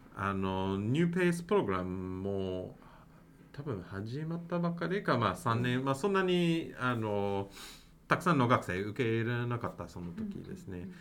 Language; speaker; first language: Japanese; non-native, fluent; English